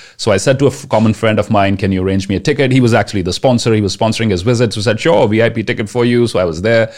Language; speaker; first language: English; non-native, local second language; Punjabi